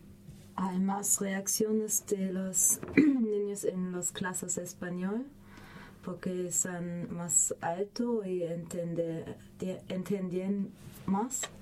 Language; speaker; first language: Spanish; non-native, learner; German